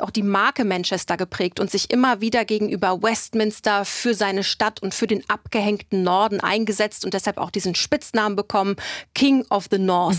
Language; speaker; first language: German; native; German